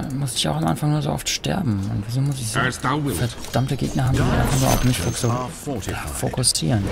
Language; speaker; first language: German; native; German